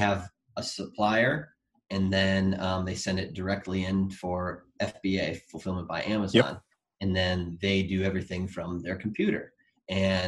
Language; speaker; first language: English; native; English